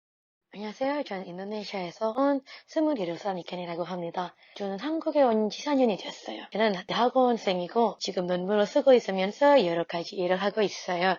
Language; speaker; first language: Korean; non-native, fluent; Indonesian